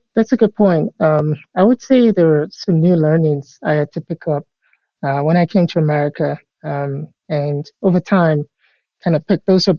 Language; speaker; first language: English; non-native, local second language; Yoruba